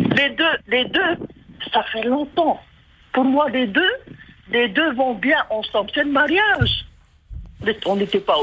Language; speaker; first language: French; non-native, local second language; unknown